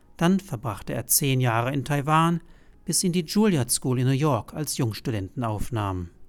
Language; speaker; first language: German; native; German